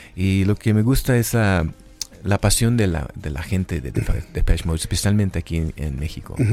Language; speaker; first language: Spanish; early bilingual, heritage; Spanish